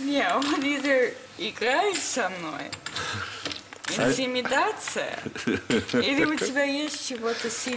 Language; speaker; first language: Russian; early bilingual, heritage; English